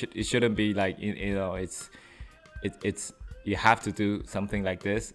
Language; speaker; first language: English; non-native, fluent; Chinese